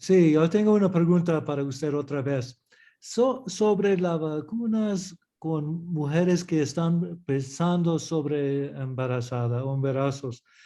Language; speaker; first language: Spanish; early bilingual, heritage; English